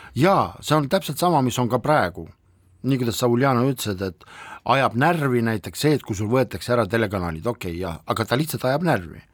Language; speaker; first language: Estonian; non-native, local second language; Russian